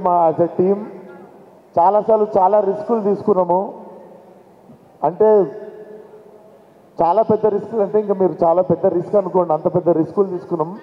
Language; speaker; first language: Telugu; native; Telugu